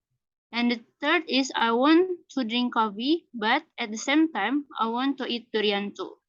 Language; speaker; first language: English; non-native, learner; Indonesian